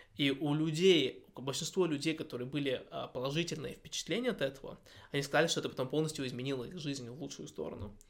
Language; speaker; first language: Russian; early bilingual, heritage; Russian